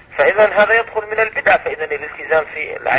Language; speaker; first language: Arabic; native; Arabic